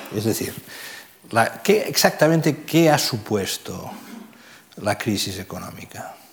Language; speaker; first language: Spanish; non-native, local second language; Catalan